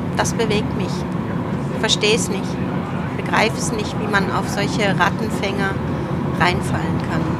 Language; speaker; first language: German; early bilingual, other home language; Turoyo